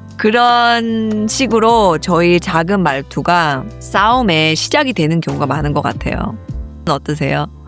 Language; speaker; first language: Korean; early bilingual, heritage; Korean